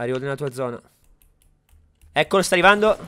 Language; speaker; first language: Italian; native; Italian